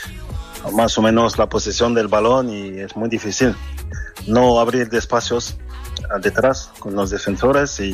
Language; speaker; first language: Spanish; non-native, fluent; French